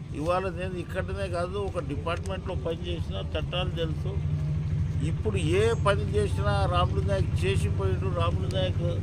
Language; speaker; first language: Telugu; non-native, local second language; Lambadi